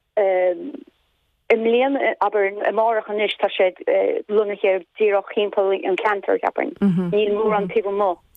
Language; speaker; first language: Irish; native; Irish